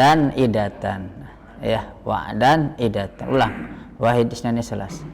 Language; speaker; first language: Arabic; non-native, learner; Indonesian